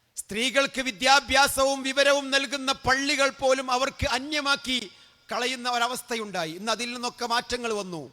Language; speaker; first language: Malayalam; native; Malayalam